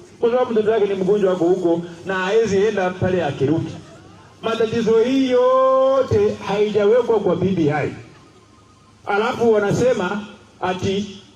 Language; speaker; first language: Swahili; non-native, local second language; Luyia